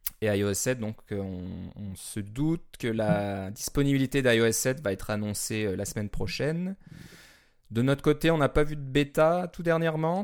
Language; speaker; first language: French; native; French